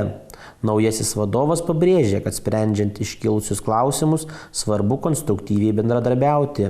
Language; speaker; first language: Lithuanian; native; Lithuanian